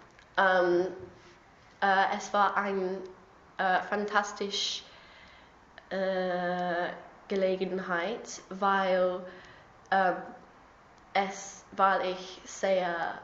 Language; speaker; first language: German; non-native, learner; English